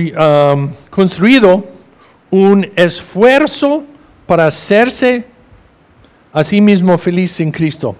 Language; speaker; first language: Spanish; non-native, fluent; English